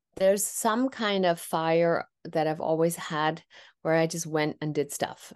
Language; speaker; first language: English; non-native, fluent; Tamil